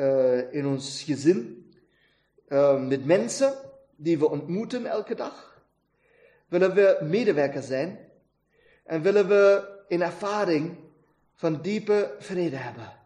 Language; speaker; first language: Dutch; non-native, fluent; German